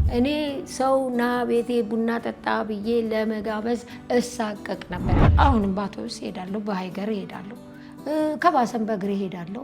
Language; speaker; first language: Amharic; native; Amharic